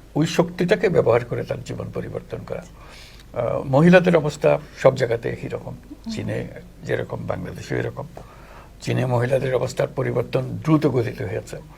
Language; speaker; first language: Bangla; native; Bangla